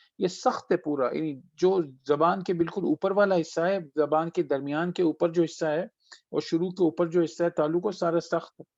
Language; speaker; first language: Urdu; native; Urdu